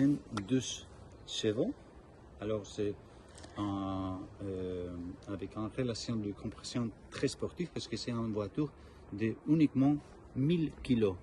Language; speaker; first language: French; non-native, learner; Spanish